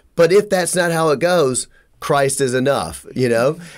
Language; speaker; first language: English; native; English